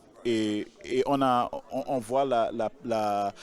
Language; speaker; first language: French; non-native, local second language; English